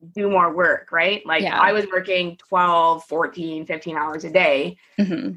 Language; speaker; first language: English; native; English